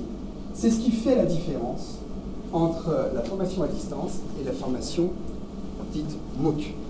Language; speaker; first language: French; native; French